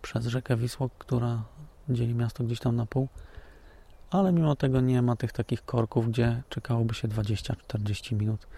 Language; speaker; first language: Polish; native; Polish